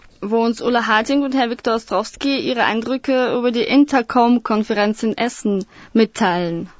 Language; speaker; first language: German; non-native, fluent; Russian